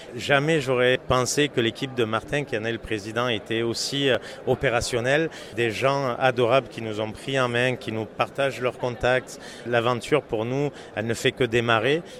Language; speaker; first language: French; native; French